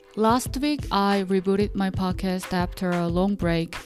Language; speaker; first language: English; non-native, fluent; Korean